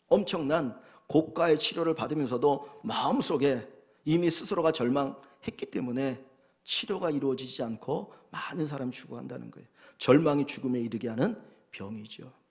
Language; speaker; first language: Korean; native; Korean